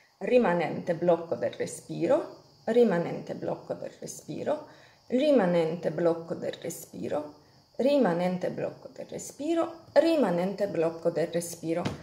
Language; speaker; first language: Italian; non-native, fluent; Polish